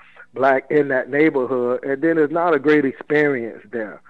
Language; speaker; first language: English; native; English